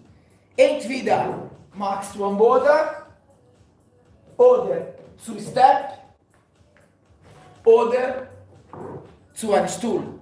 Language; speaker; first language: German; non-native, fluent; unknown